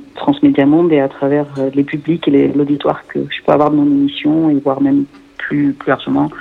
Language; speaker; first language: French; non-native, local second language; Arabic